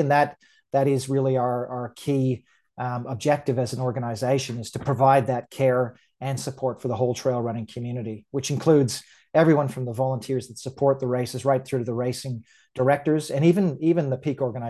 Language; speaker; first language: English; native; English